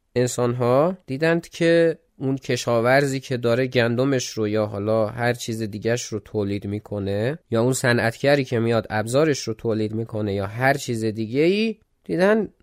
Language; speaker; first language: Persian; non-native, local second language; Azerbaijani